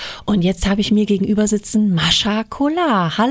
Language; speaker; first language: German; native; German